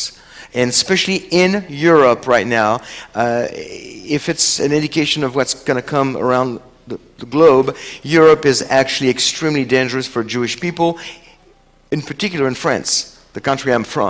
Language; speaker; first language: English; non-native, fluent; French